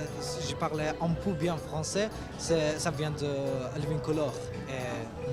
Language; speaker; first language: French; non-native, learner; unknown